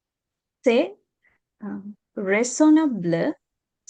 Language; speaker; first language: French; non-native, learner; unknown